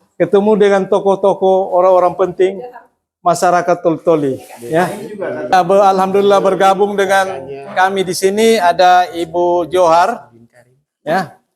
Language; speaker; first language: Indonesian; native; Indonesian